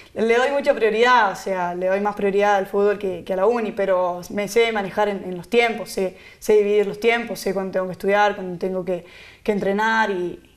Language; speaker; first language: Spanish; native; Spanish